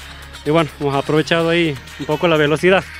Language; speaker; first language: Spanish; native; Spanish